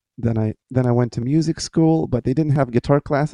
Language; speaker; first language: English; non-native, fluent; Lithuanian